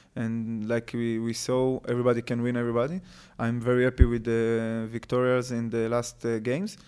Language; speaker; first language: English; non-native, learner; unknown